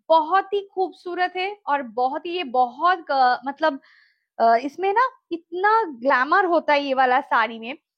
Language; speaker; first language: Hindi; non-native, local second language; Bangla